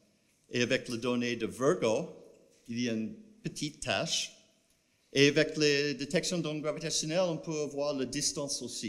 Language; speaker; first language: French; non-native, fluent; English